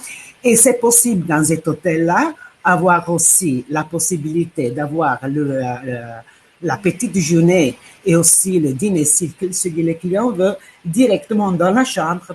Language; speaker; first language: French; non-native, fluent; Italian